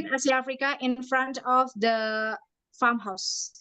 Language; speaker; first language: English; non-native, learner; Indonesian